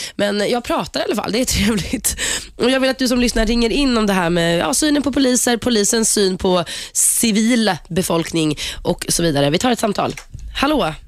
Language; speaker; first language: Swedish; native; Swedish